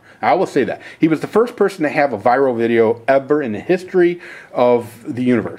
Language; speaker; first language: English; native; English